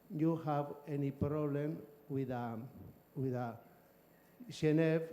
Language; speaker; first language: English; non-native, learner; Basque